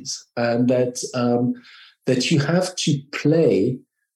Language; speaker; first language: English; non-native, fluent; French